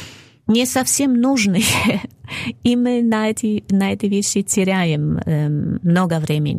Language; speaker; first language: Russian; non-native, fluent; Polish